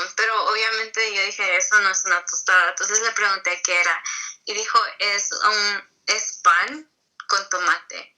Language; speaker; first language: Spanish; early bilingual, heritage; Spanish